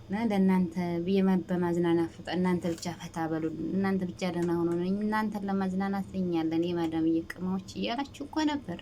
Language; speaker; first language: Amharic; native; Amharic